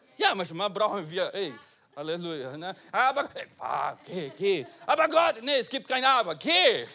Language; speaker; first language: German; non-native, learner; Portuguese